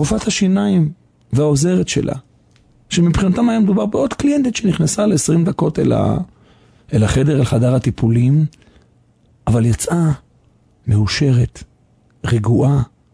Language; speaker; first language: Hebrew; native; Hebrew